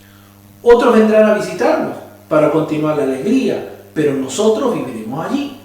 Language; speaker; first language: Spanish; native; Spanish